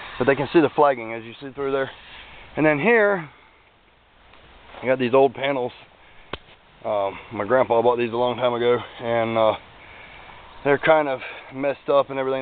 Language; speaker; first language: English; native; English